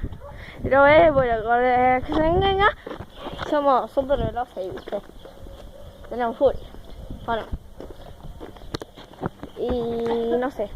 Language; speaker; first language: Spanish; native; Spanish